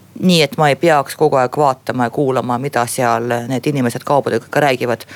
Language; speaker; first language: Estonian; non-native, local second language; Russian